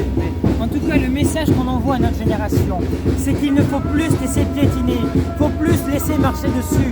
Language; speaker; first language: French; native; French